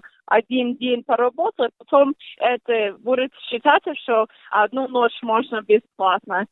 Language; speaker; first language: Russian; early bilingual, heritage; Russian